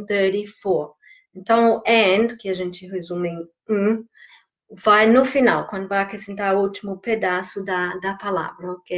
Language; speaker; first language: Portuguese; non-native, fluent; English